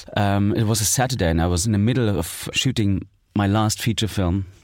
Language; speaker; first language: English; non-native, fluent; German